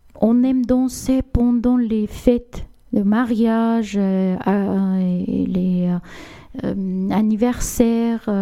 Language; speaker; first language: French; non-native, learner; Armenian